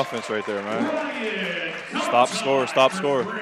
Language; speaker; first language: English; native; English